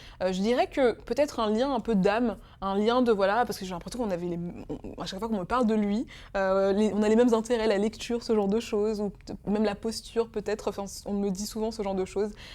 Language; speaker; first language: French; early bilingual, other home language; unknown